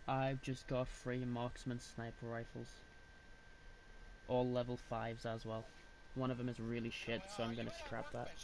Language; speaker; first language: English; native; English